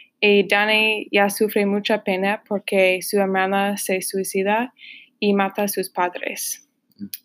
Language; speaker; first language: Spanish; non-native, learner; English